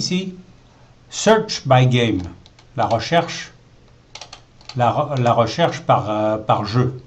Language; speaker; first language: French; native; French